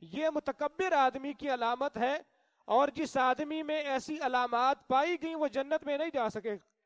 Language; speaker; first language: Urdu; non-native, local second language; Punjabi